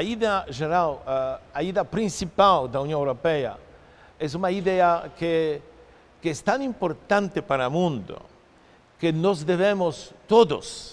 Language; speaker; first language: Portuguese; non-native, fluent; Polish